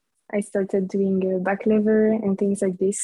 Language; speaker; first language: English; non-native, fluent; French